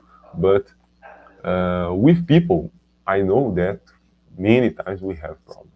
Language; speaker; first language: English; non-native, learner; Portuguese